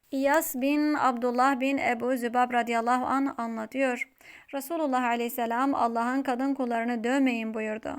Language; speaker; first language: Turkish; native; Turkish